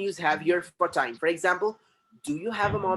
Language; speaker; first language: English; non-native, local second language; Hindi